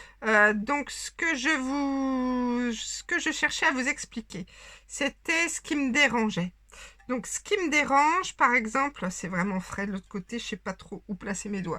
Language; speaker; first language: French; native; French